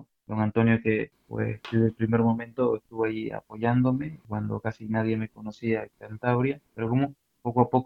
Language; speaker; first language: Spanish; native; Spanish